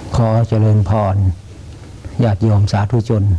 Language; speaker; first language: Thai; native; Thai